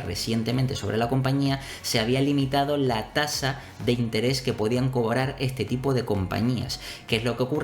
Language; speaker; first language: Spanish; native; Spanish